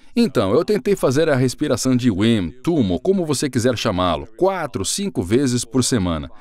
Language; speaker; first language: Portuguese; non-native, fluent; English